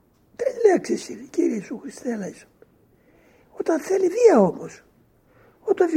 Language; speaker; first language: Greek; native; Greek